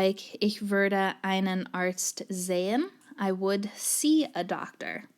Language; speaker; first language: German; non-native, fluent; English